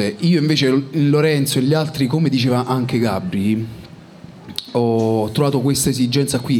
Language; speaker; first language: Italian; native; Italian